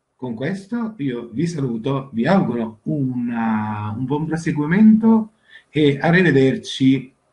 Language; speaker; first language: Italian; non-native, fluent; Arabic